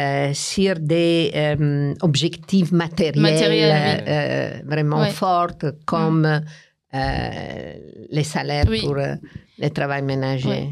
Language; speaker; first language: French; non-native, fluent; Italian